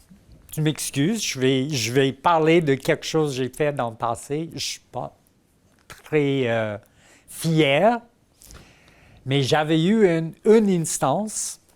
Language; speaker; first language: French; non-native, local second language; English